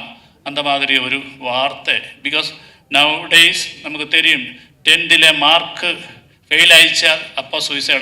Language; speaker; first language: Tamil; non-native, learner; Malayalam